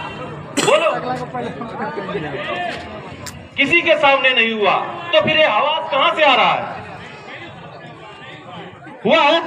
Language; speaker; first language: Hindi; native; Hindi